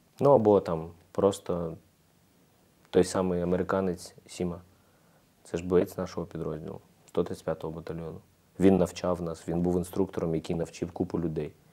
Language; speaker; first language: Ukrainian; non-native, local second language; Russian